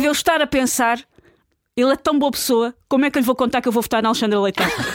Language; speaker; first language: Portuguese; native; Portuguese